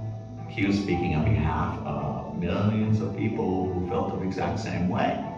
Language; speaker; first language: English; native; English